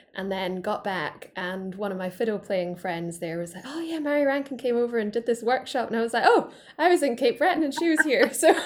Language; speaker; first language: English; native; English